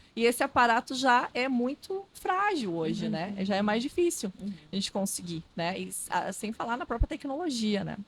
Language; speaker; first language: Portuguese; non-native, local second language; Low German